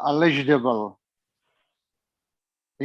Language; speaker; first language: English; non-native, learner; Arabic